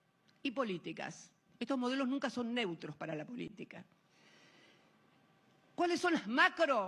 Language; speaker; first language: Spanish; native; Spanish